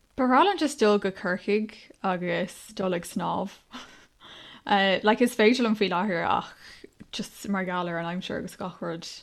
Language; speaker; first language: Irish; non-native, local second language; English